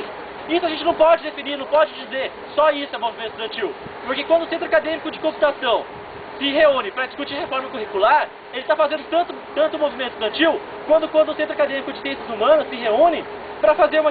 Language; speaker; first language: Portuguese; native; Portuguese